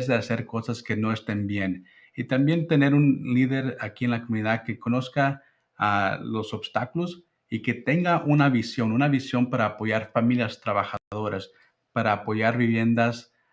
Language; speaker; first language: Spanish; early bilingual, heritage; Spanish